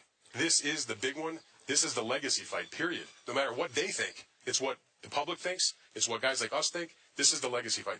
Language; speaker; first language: English; native; English